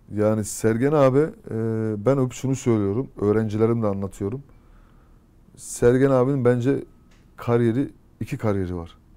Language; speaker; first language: Turkish; early bilingual, heritage; Turkish